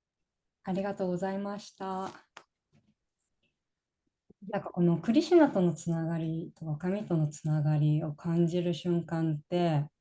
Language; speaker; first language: Japanese; native; Japanese